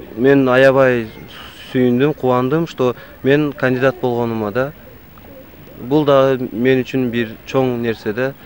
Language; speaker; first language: Kyrgyz; non-native, local second language; Tajik